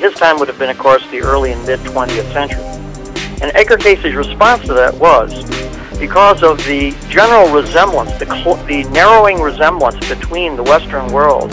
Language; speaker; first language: English; native; English